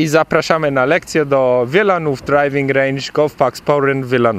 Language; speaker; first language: Polish; early bilingual, heritage; Polish